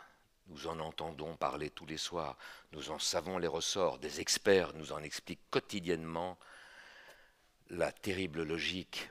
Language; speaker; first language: French; native; French